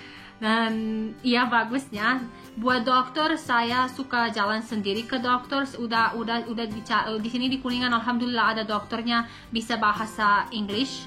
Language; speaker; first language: Indonesian; non-native, learner; English